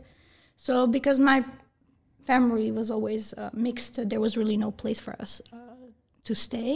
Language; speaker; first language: English; early bilingual, other home language; Bosnian